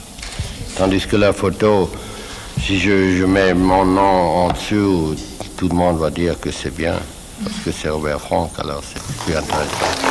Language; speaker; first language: French; non-native, fluent; Swiss German